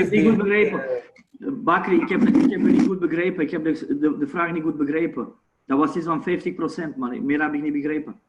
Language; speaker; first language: Dutch; non-native, fluent; Romanian